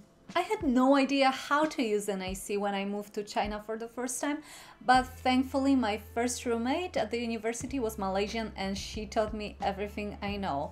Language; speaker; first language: English; non-native, fluent; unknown